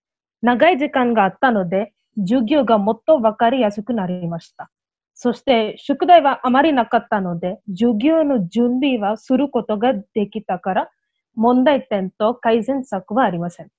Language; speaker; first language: Japanese; non-native, learner; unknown